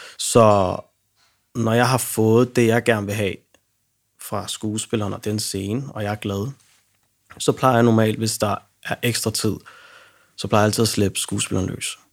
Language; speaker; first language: Danish; early bilingual, other home language; Arabic